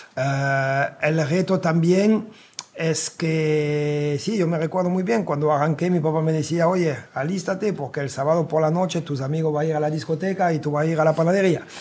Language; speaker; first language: Spanish; non-native, fluent; French